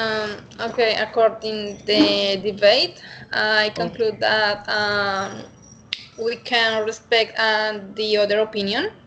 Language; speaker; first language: English; non-native, learner; Spanish